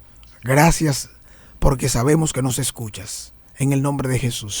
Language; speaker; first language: Spanish; native; Spanish